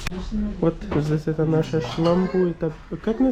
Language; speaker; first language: Russian; non-native, learner; Urdu